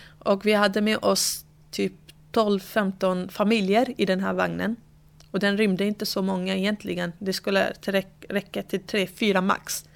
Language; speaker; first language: Swedish; early bilingual, other home language; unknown